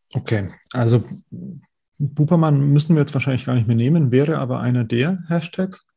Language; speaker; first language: German; native; German